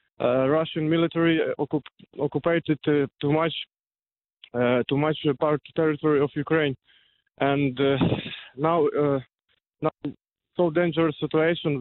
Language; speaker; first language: English; non-native, learner; Ukrainian